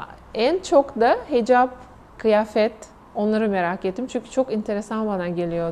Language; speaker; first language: Turkish; non-native, fluent; Russian